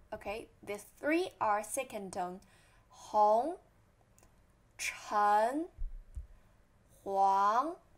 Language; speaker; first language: English; non-native, fluent; Chinese